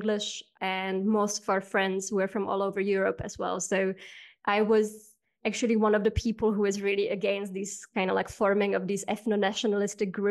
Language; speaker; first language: English; non-native, fluent; Czech